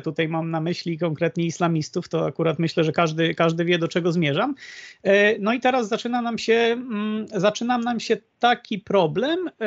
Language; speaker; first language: Polish; native; Polish